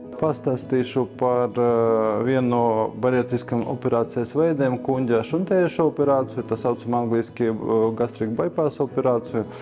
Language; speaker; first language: Latvian; non-native, local second language; Russian